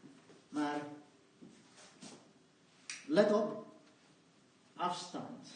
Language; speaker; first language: Dutch; non-native, fluent; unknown